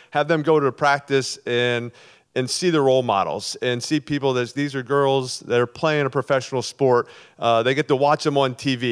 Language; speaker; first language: English; native; English